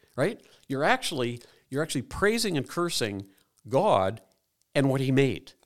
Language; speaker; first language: English; native; English